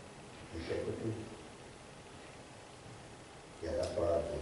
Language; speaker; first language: Hebrew; non-native, fluent; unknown